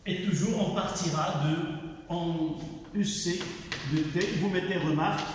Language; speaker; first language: French; non-native, local second language; Arabic